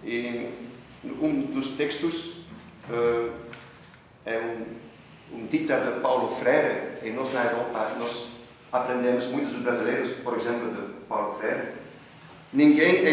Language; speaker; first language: Portuguese; non-native, fluent; Dutch